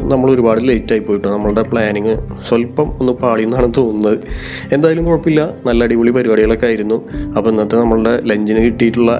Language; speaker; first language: Malayalam; native; Malayalam